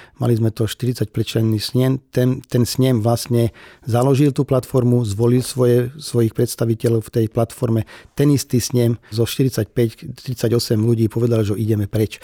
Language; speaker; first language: Slovak; non-native, local second language; Hungarian